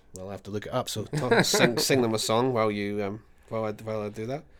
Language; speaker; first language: English; native; English